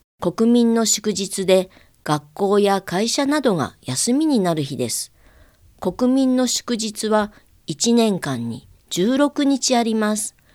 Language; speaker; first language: Japanese; native; Japanese